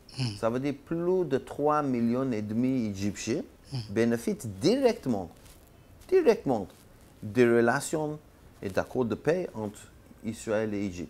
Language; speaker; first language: French; non-native, learner; Hebrew